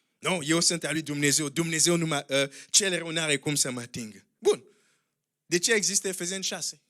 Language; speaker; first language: Romanian; non-native, fluent; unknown